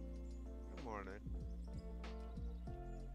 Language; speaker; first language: English; native; English